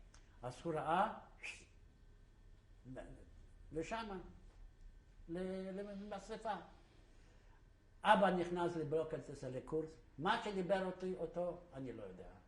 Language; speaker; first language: Hebrew; non-native, fluent; Polish